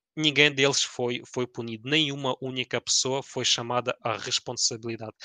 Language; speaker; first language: Portuguese; early bilingual, other home language; Ukrainian